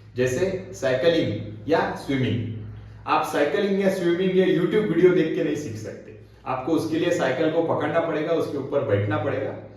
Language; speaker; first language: Hindi; non-native, local second language; Marathi